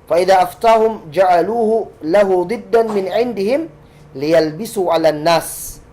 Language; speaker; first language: Arabic; non-native, fluent; Cebuano